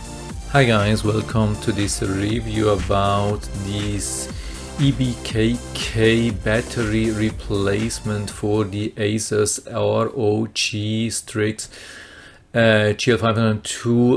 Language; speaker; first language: English; non-native, fluent; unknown